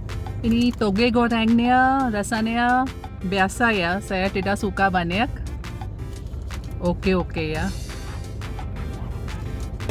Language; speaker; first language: Indonesian; non-native, learner; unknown